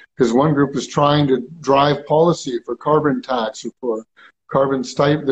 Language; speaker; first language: English; early bilingual, other home language; Greek